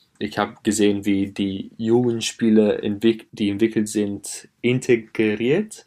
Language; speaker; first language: German; non-native, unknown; English